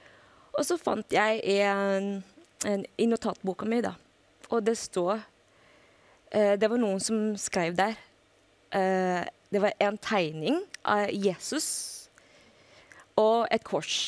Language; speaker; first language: Norwegian; non-native, fluent; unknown